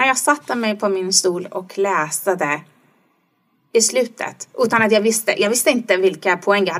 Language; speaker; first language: Swedish; non-native, fluent; Persian